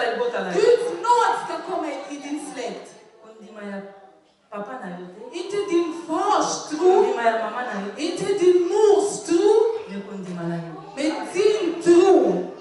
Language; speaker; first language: Swedish; non-native, fluent; Lingala